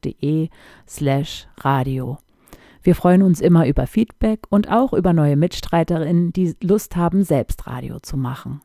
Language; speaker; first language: German; native; German